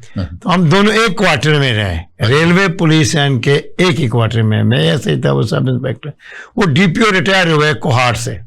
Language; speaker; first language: Urdu; non-native, local second language; Punjabi